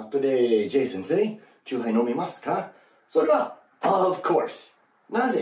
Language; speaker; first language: Japanese; non-native, learner; English